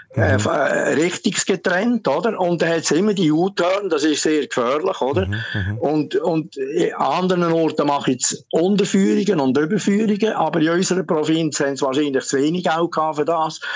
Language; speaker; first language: German; native; German